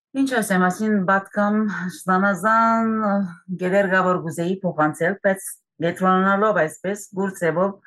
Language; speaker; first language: Armenian; early bilingual, heritage; Armenian